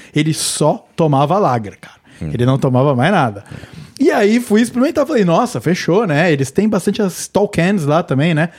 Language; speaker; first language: Portuguese; native; Portuguese